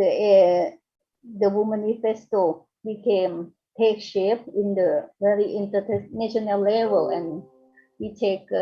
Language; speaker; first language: English; non-native, fluent; Thai